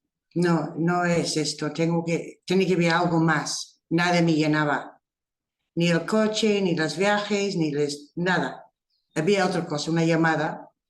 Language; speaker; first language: Spanish; non-native, fluent; English